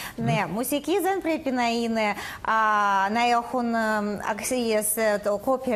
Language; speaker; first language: Greek; non-native, learner; Russian